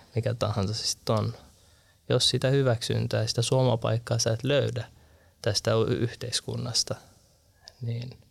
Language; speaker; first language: Finnish; early bilingual, other home language; Arabic